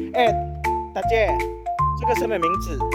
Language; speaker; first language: Chinese; non-native, learner; Filipino